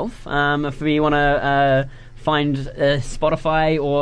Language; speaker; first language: English; native; English